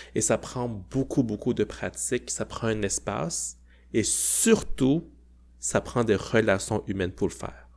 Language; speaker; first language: French; early bilingual, other home language; Cantonese